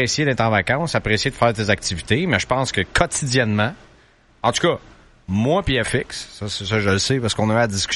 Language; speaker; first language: French; native; French